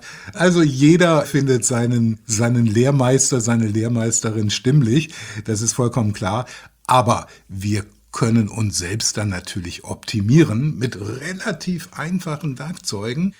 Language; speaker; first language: German; native; German